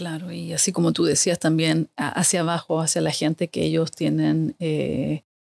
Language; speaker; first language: Spanish; native; Spanish